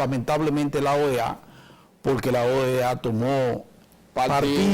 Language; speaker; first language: Spanish; native; Spanish